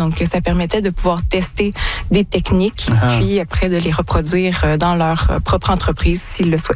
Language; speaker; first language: French; native; French